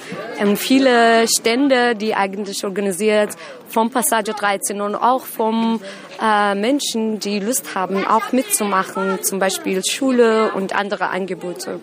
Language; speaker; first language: German; non-native, fluent; Arabic